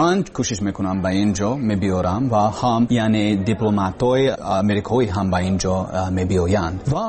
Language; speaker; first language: Persian; non-native, learner; English